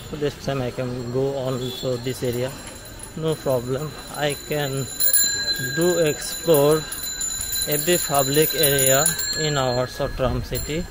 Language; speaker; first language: English; non-native, learner; Bangla